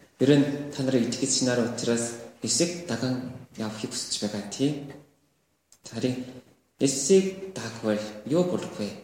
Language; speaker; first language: Mongolian; non-native, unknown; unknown